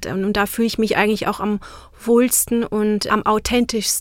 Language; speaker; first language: German; non-native, fluent; Czech